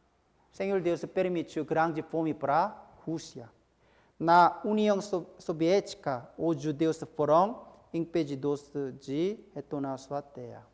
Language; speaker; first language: Portuguese; non-native, fluent; Korean